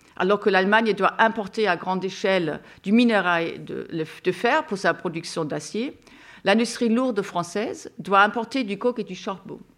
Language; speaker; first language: French; non-native, fluent; German